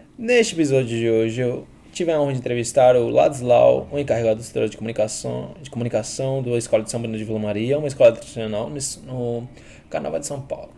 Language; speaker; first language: Portuguese; early bilingual, other home language; Spanish